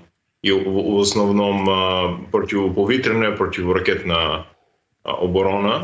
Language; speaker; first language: Ukrainian; non-native, fluent; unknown